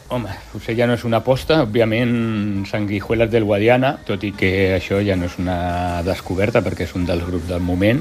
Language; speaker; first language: Catalan; native; Catalan